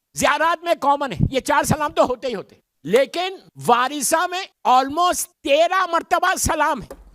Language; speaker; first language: Urdu; native; Urdu